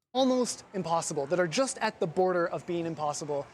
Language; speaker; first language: English; native; English